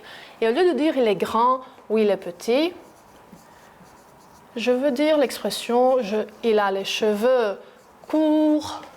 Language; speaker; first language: French; non-native, fluent; Greek